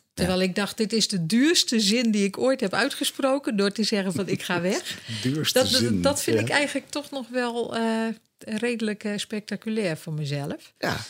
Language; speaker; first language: Dutch; native; Dutch